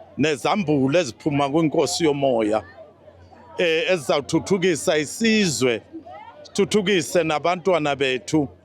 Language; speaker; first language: Zulu; non-native, local second language; Swati